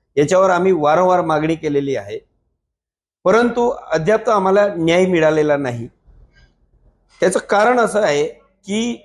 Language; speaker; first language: Marathi; non-native, local second language; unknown